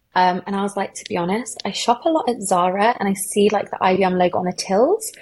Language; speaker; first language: English; native; English